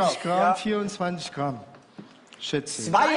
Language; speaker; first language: German; non-native, learner; Korean